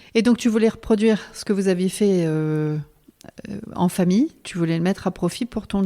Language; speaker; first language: French; native; French